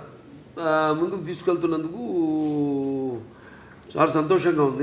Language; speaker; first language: Telugu; native; Telugu